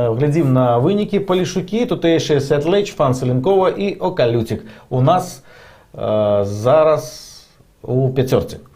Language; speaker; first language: Belarusian; non-native, local second language; Russian